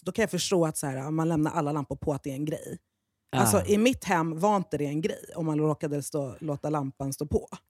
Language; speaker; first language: Swedish; native; Swedish